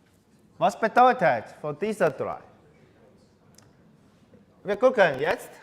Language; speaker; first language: German; non-native, learner; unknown